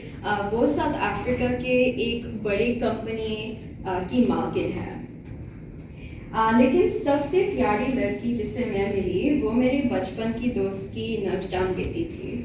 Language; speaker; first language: Hindi; non-native, learner; Bangla